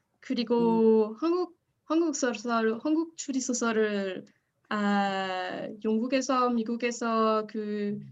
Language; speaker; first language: Korean; non-native, learner; French